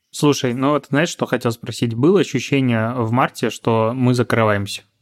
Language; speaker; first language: Russian; native; Russian